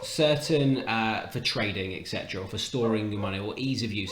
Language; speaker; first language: English; native; English